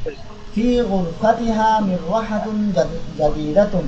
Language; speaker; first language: Arabic; non-native, fluent; Bangla